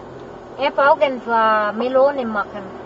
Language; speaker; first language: German; non-native, learner; Thai